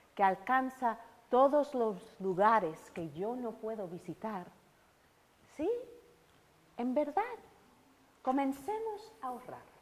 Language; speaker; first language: Spanish; early bilingual, heritage; Spanish